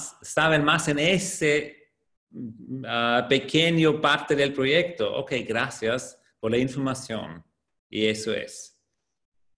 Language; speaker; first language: Spanish; non-native, fluent; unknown